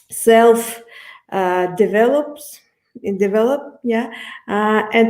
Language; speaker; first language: English; non-native, learner; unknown